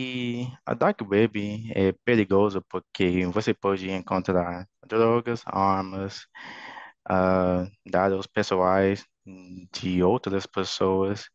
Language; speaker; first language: Portuguese; non-native, fluent; English